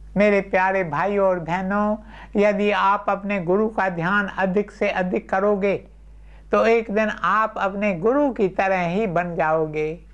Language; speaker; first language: Urdu; non-native, local second language; Sindhi